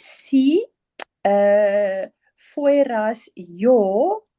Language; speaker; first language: Spanish; non-native, learner; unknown